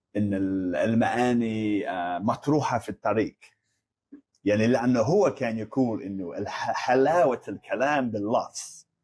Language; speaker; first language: Arabic; non-native, fluent; English